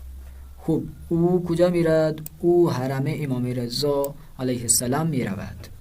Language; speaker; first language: Persian; non-native, fluent; Urdu